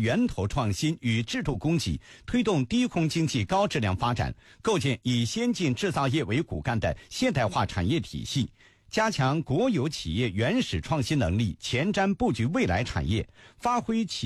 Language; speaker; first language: Chinese; native; Chinese